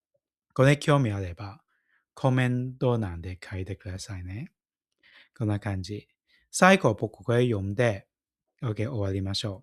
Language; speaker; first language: Japanese; non-native, fluent; Cantonese